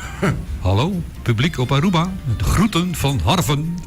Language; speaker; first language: Dutch; native; Dutch